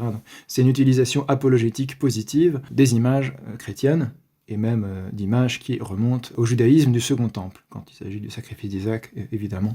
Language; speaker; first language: French; native; French